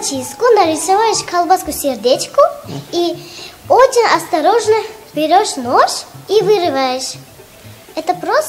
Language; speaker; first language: Russian; non-native, local second language; Tajik